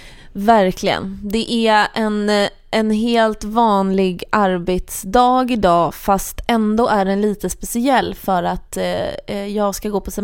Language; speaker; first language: Swedish; native; Swedish